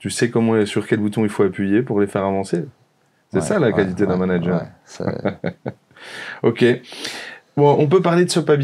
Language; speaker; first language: French; native; French